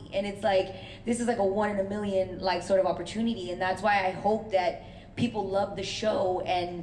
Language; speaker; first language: English; early bilingual, other home language; Urdu